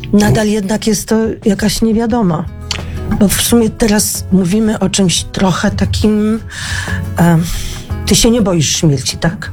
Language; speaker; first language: Polish; native; Polish